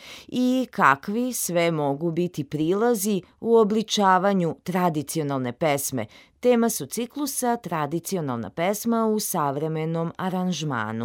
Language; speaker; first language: Serbian; native; Serbian